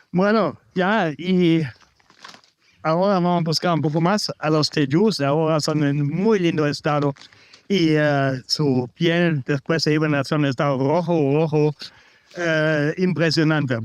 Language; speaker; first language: Spanish; non-native, learner; German